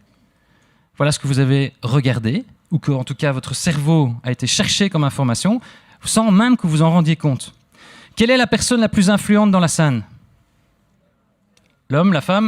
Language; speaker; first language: French; native; French